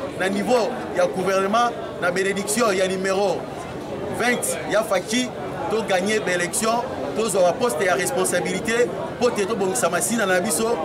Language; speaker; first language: Lingala; native; Lingala